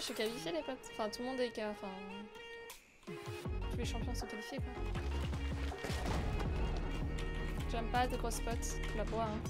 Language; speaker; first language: French; native; French